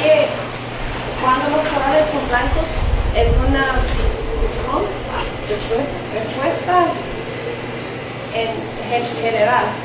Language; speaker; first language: Spanish; non-native, learner; English